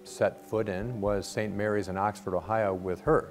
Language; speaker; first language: English; native; English